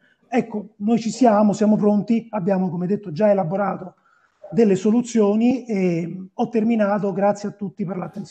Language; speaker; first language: Italian; native; Italian